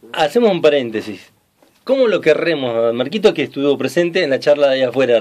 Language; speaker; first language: Spanish; native; Spanish